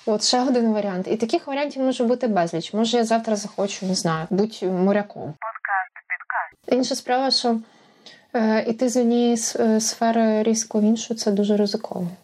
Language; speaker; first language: Ukrainian; native; Ukrainian